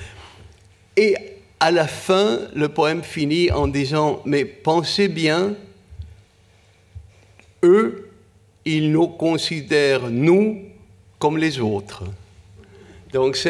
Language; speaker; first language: French; non-native, fluent; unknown